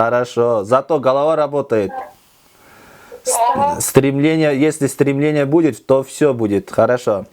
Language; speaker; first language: Russian; non-native, local second language; Kyrgyz